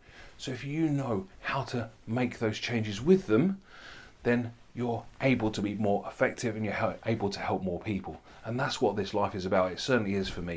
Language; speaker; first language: English; native; English